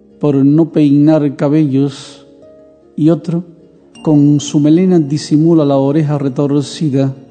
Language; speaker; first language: Spanish; native; Spanish